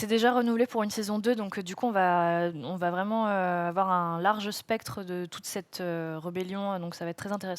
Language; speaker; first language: French; native; French